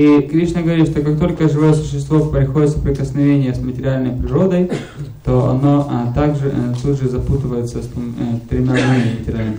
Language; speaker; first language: Russian; native; Russian